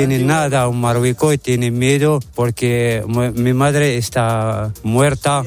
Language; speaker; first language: Spanish; non-native, learner; Arabic